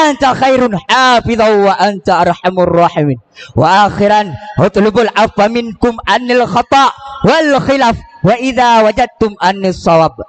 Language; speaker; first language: Arabic; non-native, learner; Achinese